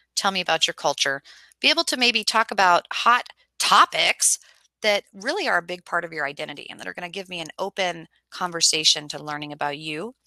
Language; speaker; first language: English; native; English